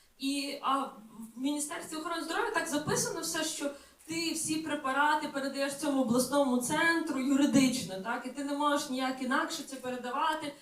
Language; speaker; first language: Ukrainian; native; Ukrainian